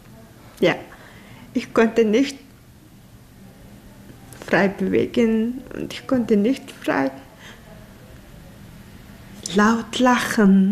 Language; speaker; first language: German; non-native, learner; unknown